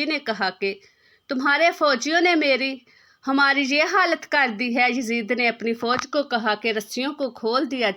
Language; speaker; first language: Urdu; native; Urdu